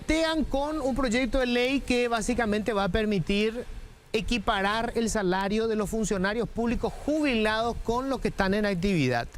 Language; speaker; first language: Spanish; native; Spanish